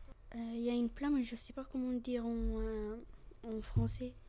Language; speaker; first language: French; early bilingual, other home language; Arabic